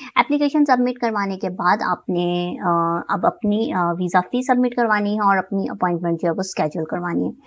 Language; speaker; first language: Urdu; native; Urdu